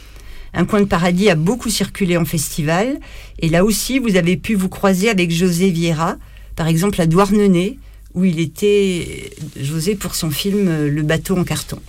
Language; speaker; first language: French; native; French